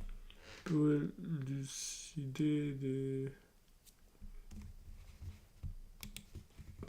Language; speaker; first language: French; non-native, learner; English